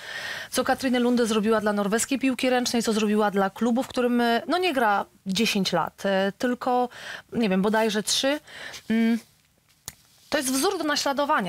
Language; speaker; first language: Polish; native; Polish